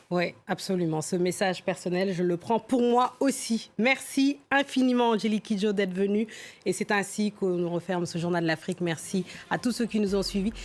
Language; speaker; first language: French; native; French